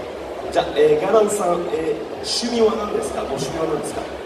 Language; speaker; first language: Japanese; non-native, fluent; French